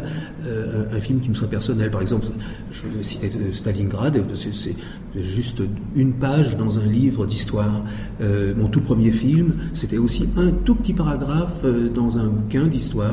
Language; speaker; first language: French; native; French